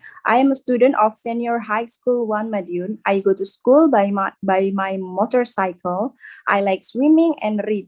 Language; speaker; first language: English; non-native, learner; Indonesian